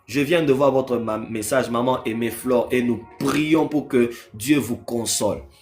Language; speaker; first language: French; non-native, local second language; Lingala